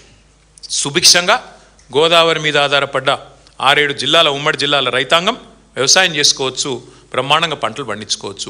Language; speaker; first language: Telugu; native; Telugu